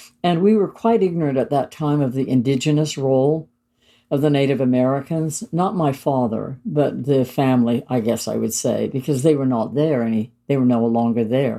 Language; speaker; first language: English; native; English